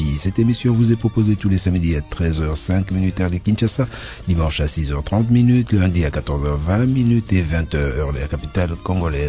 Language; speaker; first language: French; native; French